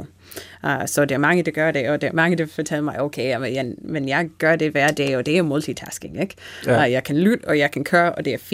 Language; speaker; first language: Danish; non-native, fluent; English